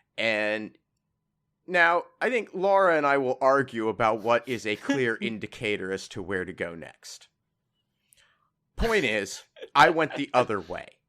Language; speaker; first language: English; native; English